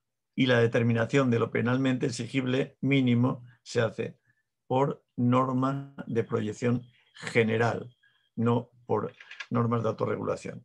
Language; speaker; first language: Spanish; native; Spanish